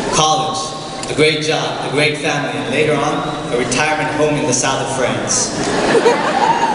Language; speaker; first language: English; non-native, local second language; Nepali